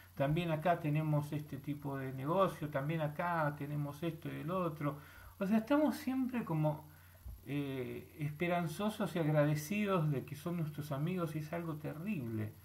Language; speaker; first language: Spanish; early bilingual, heritage; Spanish